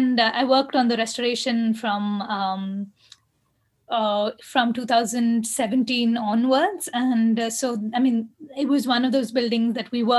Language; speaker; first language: English; non-native, local second language; Kannada